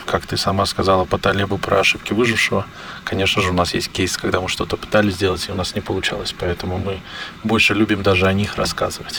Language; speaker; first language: Russian; native; Russian